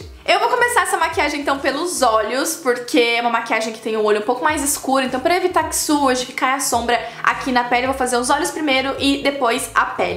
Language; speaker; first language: Portuguese; native; Portuguese